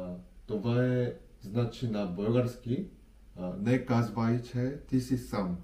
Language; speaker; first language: Bulgarian; non-native, learner; Korean